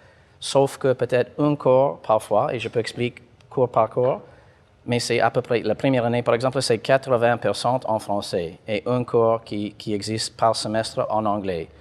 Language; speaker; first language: French; non-native, fluent; English